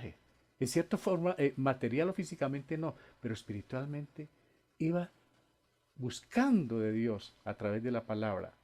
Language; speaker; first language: Spanish; native; Spanish